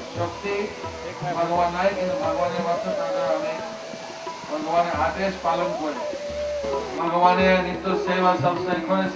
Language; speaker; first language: Bangla; non-native, fluent; English